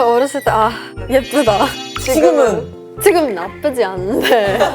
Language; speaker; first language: Korean; early bilingual, heritage; English